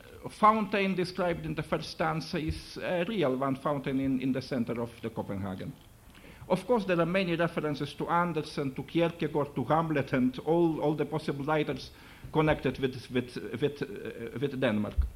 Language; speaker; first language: English; non-native, fluent; Lithuanian